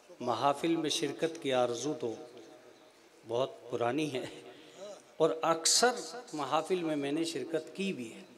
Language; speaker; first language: Hindi; native; Hindi